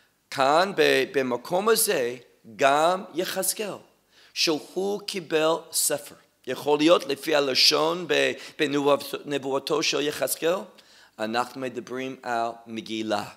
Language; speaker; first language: Hebrew; non-native, fluent; English